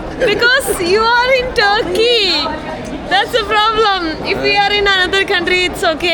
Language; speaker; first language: English; non-native, local second language; Malayalam